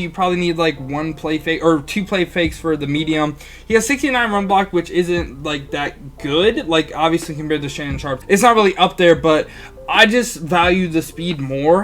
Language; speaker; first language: English; native; English